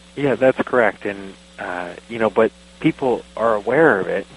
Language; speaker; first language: English; native; English